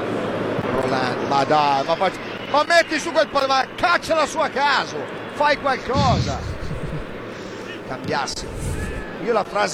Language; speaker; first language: Italian; native; Italian